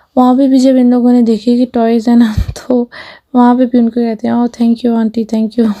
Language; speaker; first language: Urdu; native; Urdu